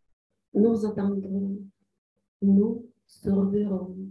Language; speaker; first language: French; non-native, learner; Ukrainian